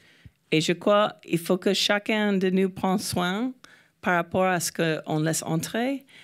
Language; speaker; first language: French; non-native, fluent; English